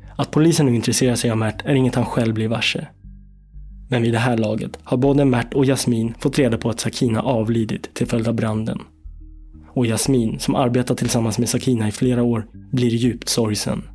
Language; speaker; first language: Swedish; native; Swedish